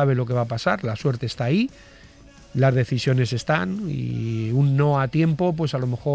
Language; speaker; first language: Spanish; native; Spanish